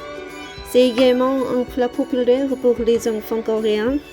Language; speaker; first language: French; non-native, learner; Korean